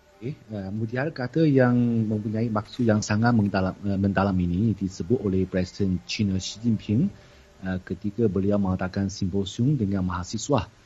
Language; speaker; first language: Malay; non-native, fluent; Chinese